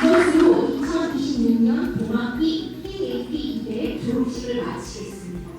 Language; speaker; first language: Korean; native; Korean